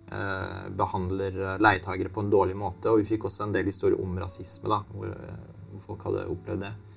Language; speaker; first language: Norwegian; native; Norwegian